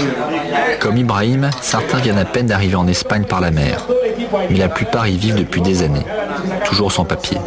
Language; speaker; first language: French; native; French